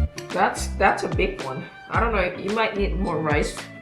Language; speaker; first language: English; non-native, fluent; Korean